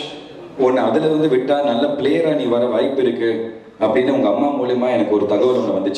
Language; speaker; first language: Tamil; native; Tamil